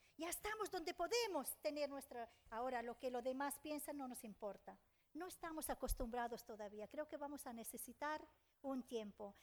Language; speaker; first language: Spanish; non-native, fluent; Arabic